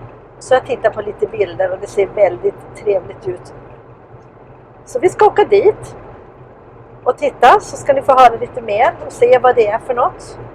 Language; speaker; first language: Swedish; native; Swedish